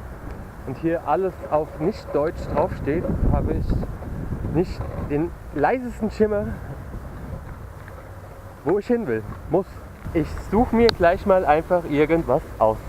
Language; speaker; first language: German; native; German